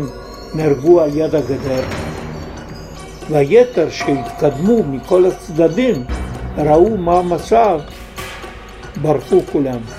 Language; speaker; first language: Hebrew; non-native, fluent; Italian